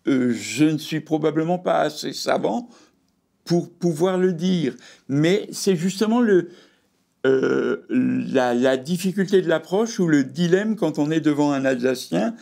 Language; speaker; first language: French; native; French